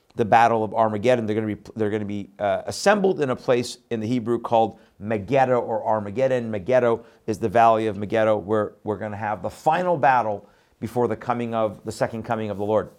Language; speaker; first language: English; non-native, fluent; Persian